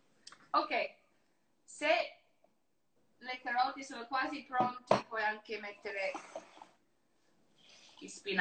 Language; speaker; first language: Italian; non-native, learner; English